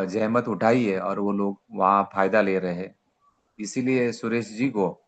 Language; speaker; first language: Hindi; non-native, local second language; Marathi